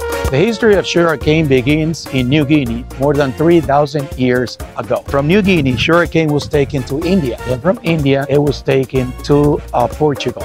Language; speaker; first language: English; non-native, fluent; Spanish